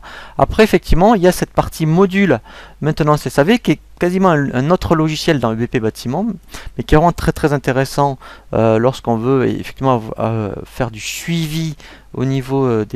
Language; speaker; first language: French; native; French